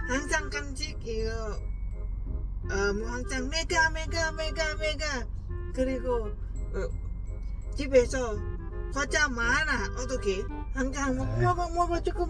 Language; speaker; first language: Korean; non-native, learner; Lao